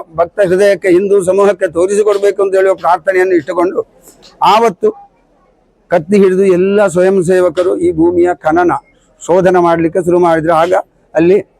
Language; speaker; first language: Kannada; native; Kannada